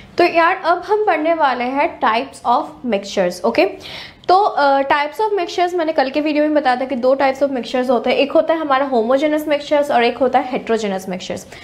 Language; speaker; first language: Hindi; native; Hindi